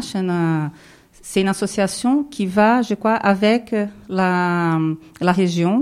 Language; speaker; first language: French; non-native, fluent; Portuguese